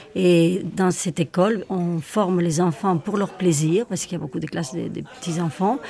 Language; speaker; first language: French; non-native, fluent; Spanish